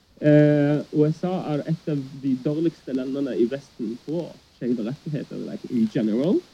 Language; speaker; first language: Norwegian; early bilingual, other home language; Arabic